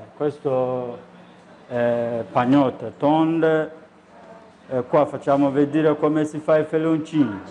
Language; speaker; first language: Italian; non-native, learner; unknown